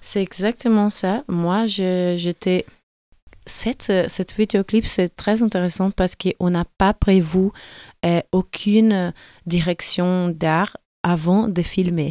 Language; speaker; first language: French; non-native, fluent; Portuguese